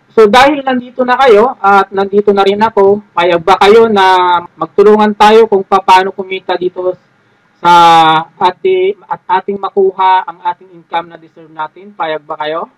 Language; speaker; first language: Filipino; non-native, local second language; Iloko